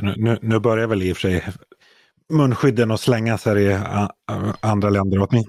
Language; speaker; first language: Swedish; native; Swedish